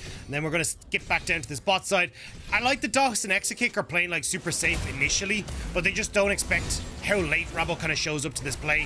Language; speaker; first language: English; native; English